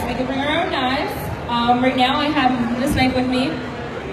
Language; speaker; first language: English; native; English